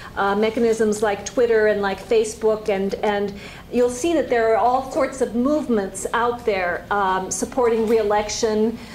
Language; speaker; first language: English; non-native, fluent; Spanish